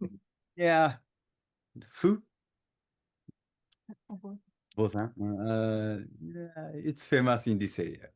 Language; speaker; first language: English; non-native, learner; Japanese